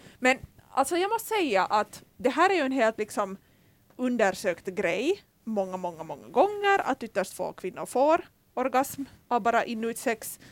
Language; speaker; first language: Swedish; native; Swedish